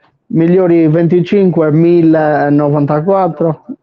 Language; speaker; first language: Italian; native; Italian